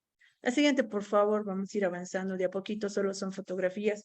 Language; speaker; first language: Spanish; native; Spanish